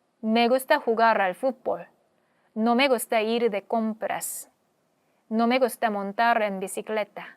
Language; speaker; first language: Spanish; non-native, fluent; Korean